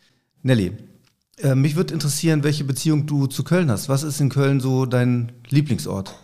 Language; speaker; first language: German; native; German